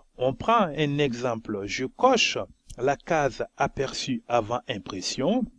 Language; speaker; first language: French; non-native, local second language; Bambara